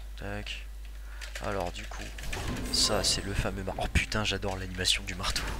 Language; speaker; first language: French; native; French